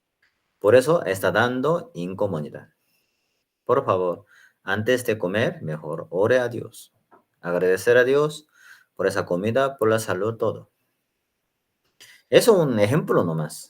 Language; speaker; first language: Spanish; non-native, learner; Korean